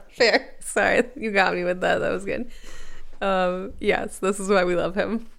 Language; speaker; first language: English; native; English